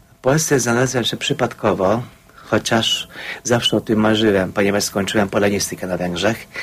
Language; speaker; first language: Polish; non-native, fluent; Hungarian